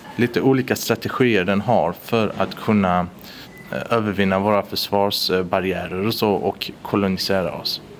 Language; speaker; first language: Swedish; early bilingual, other home language; Persian